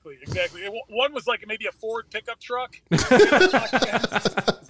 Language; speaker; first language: English; native; English